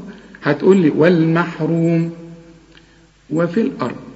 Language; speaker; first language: Arabic; native; Arabic